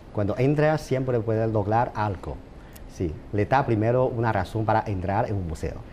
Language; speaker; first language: Spanish; non-native, fluent; Chinese